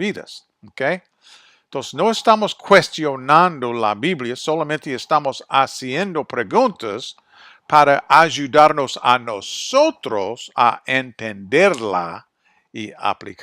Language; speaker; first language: Spanish; non-native, fluent; English